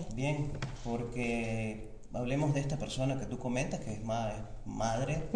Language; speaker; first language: Spanish; native; Spanish